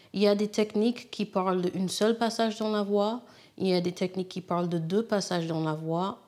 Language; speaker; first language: French; non-native, fluent; English